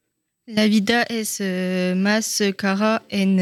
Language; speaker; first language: Spanish; non-native, learner; French